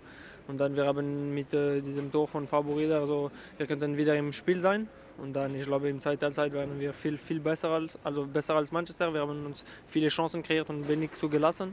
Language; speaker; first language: German; non-native, local second language; French